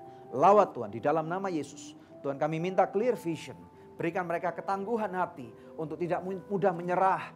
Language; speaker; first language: Indonesian; native; Indonesian